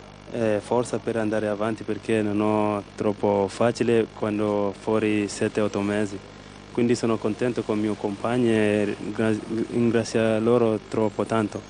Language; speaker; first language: Italian; non-native, learner; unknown